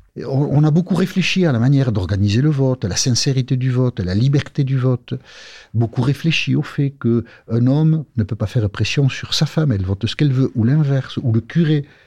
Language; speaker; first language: French; non-native, local second language; Basque